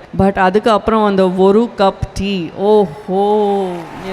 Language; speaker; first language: Tamil; non-native, local second language; Gujarati